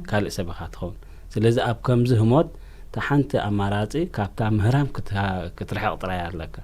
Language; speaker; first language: Tigrinya; native; Tigrinya